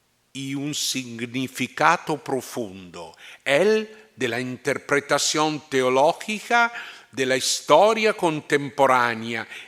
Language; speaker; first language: Spanish; non-native, fluent; Italian